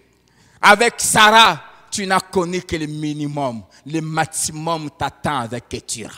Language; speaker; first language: French; non-native, local second language; Lingala